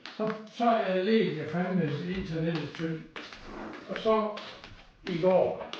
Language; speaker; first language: Danish; native; Danish